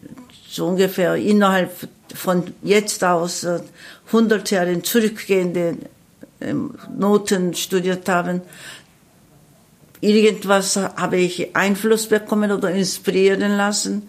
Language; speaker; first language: German; non-native, learner; Korean